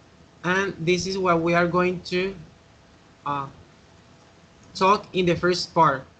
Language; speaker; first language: English; non-native, fluent; Spanish